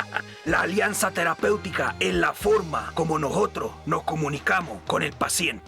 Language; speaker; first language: Spanish; native; Spanish